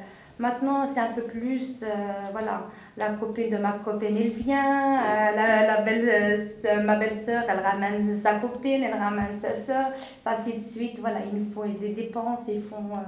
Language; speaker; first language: French; non-native, local second language; Arabic